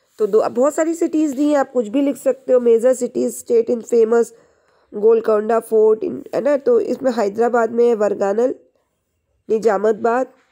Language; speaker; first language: Hindi; native; Hindi